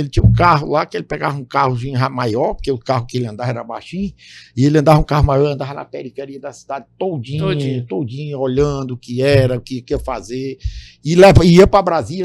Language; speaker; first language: Portuguese; native; Portuguese